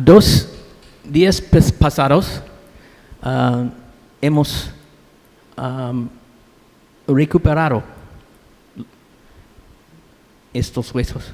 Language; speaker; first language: Spanish; non-native, learner; English